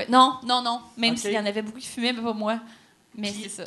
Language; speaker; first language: French; native; French